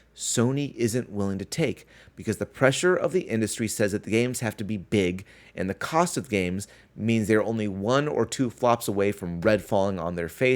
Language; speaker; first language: English; native; English